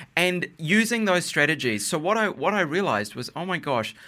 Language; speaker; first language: English; native; English